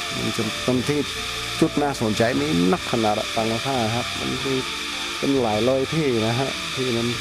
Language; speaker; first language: Thai; non-native, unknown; English